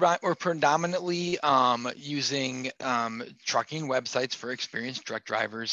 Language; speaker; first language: English; native; English